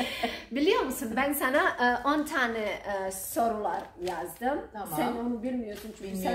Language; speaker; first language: Turkish; non-native, learner; Croatian